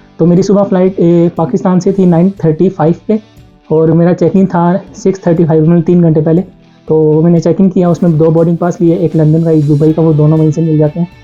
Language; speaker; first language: Urdu; non-native, local second language; Punjabi